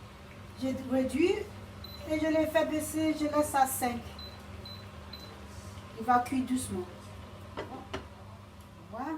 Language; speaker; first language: French; non-native, learner; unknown